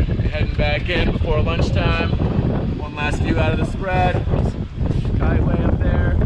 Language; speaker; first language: English; native; English